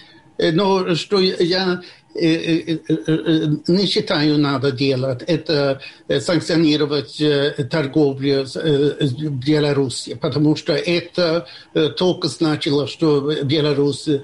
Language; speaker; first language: Russian; non-native, fluent; Swedish